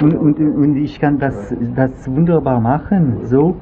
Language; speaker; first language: German; non-native, local second language; French